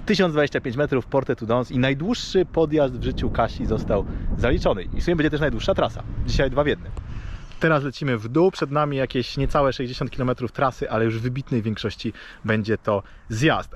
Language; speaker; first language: Polish; native; Polish